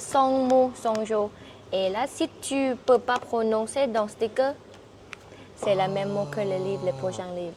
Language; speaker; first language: French; non-native, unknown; Thai